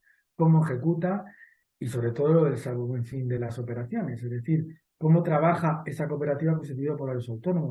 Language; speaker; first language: Spanish; native; Spanish